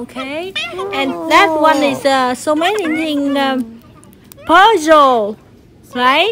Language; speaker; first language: English; non-native, learner; Vietnamese